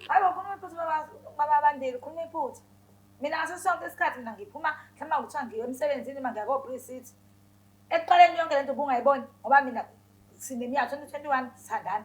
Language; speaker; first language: Zulu; native; Zulu